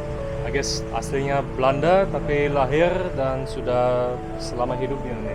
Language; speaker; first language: Indonesian; early bilingual, other home language; Dutch